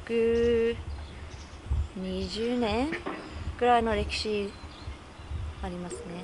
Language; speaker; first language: Japanese; non-native, fluent; English